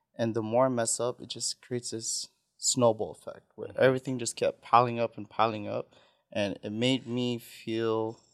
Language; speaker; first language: English; non-native, fluent; Filipino